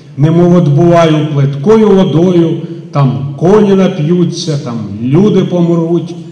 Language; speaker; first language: Ukrainian; native; Ukrainian